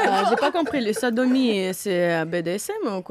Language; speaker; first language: French; non-native, learner; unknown